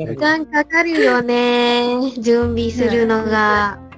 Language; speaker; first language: Japanese; non-native, learner; Malay